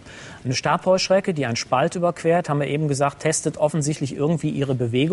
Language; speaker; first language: German; native; German